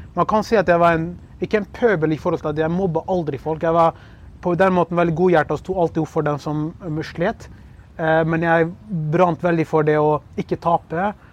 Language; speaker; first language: Norwegian; early bilingual, other home language; Kurdish